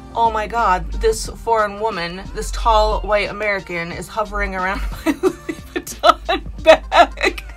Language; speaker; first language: English; native; English